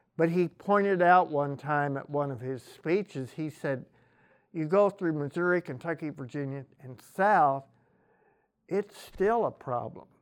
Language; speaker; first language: English; native; English